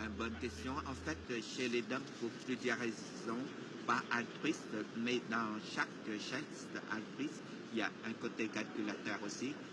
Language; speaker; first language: French; non-native, fluent; Vietnamese